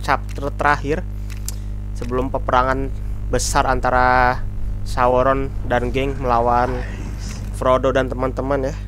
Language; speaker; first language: Indonesian; native; Indonesian